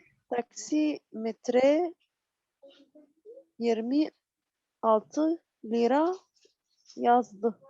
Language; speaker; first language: Turkish; non-native, learner; Arabic